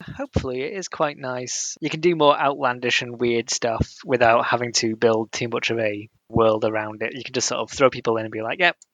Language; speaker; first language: English; native; English